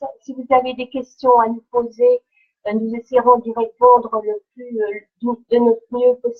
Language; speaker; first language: French; native; French